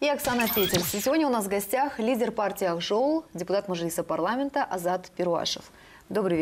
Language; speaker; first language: Russian; native; Russian